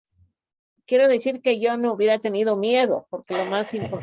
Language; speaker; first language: Spanish; native; Spanish